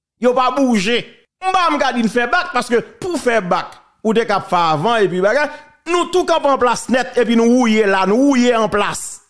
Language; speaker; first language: French; non-native, local second language; Haitian Creole